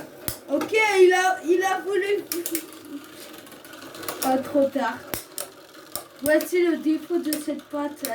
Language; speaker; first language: French; native; French